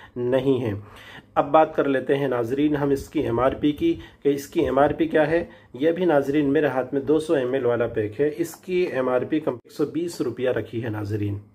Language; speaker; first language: Urdu; native; Urdu